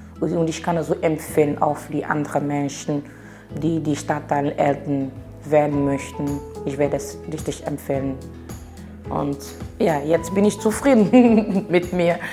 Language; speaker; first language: German; non-native, learner; Portuguese